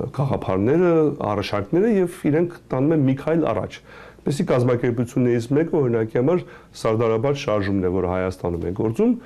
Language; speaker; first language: Armenian; early bilingual, heritage; Armenian